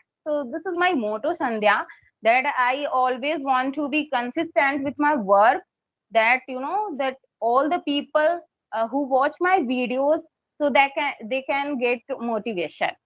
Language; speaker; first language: English; non-native, fluent; Hindi